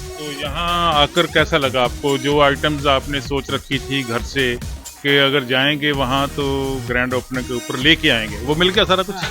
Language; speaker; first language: Hindi; non-native, local second language; Punjabi